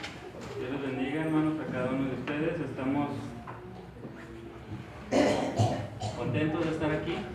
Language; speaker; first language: Spanish; native; Spanish